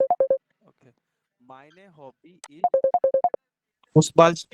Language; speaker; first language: German; non-native, learner; Urdu